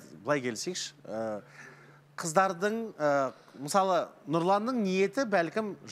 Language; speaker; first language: Kazakh; native; Kazakh